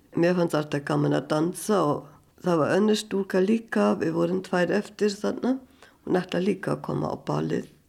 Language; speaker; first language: Icelandic; non-native, fluent; German